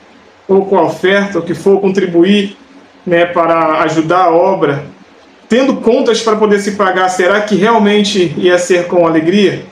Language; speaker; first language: Portuguese; native; Portuguese